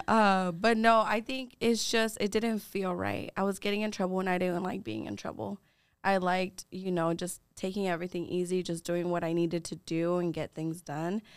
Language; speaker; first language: English; early bilingual, other home language; Spanish